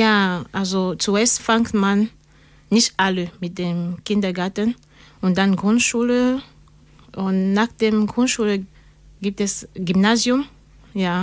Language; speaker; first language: German; non-native, learner; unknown